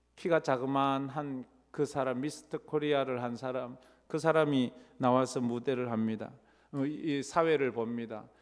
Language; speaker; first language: Korean; native; Korean